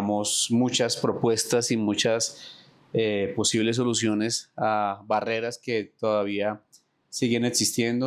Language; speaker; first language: Spanish; native; Spanish